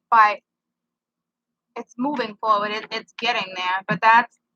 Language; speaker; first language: English; native; English